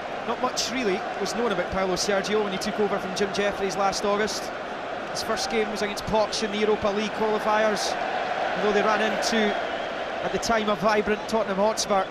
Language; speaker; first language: English; native; English